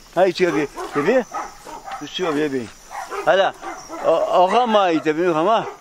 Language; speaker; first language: Portuguese; native; Portuguese